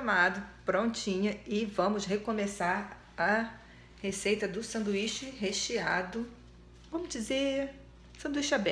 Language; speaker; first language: Portuguese; native; Portuguese